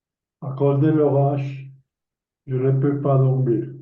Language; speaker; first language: French; non-native, learner; Spanish